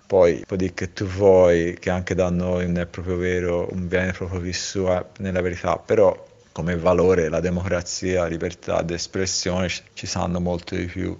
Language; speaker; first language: Italian; native; Italian